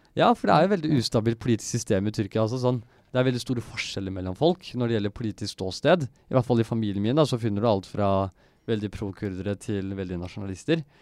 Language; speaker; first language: Norwegian; early bilingual, other home language; Turkish